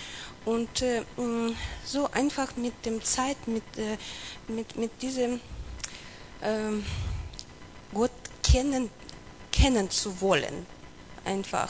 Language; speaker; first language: German; non-native, learner; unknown